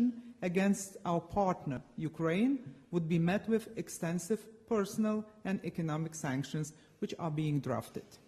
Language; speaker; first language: English; non-native, fluent; Lithuanian